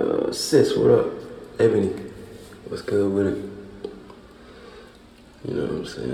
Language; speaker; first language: English; native; English